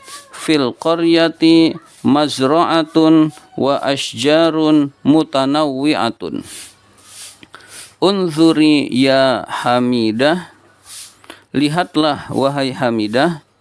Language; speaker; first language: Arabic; non-native, fluent; Indonesian